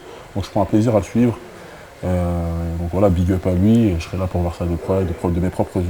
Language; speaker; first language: French; native; French